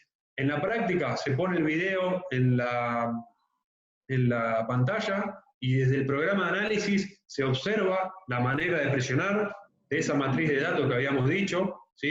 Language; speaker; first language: Spanish; native; Spanish